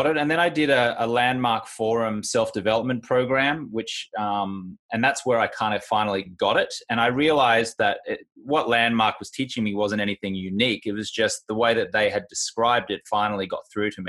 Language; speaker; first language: English; native; English